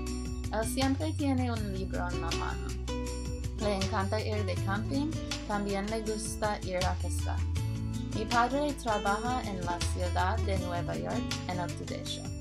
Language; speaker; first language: Spanish; non-native, learner; English